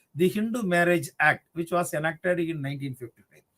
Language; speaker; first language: English; non-native, local second language; Tamil